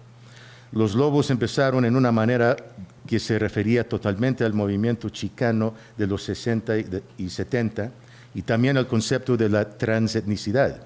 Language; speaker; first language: Spanish; early bilingual, heritage; Spanish